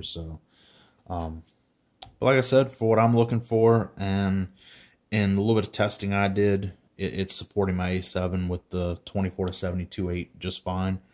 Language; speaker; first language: English; native; English